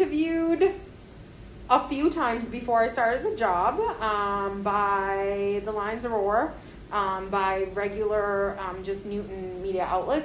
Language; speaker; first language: English; non-native, local second language; Hindi